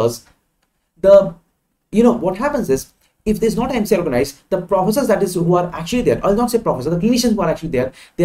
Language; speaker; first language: English; non-native, local second language; Hindi